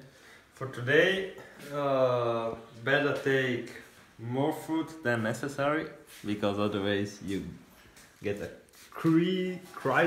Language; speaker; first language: English; non-native, fluent; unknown